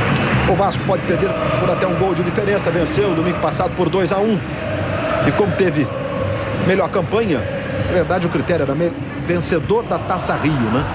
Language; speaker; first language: Portuguese; native; Portuguese